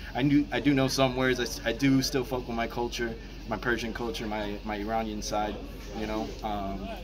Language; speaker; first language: English; native; English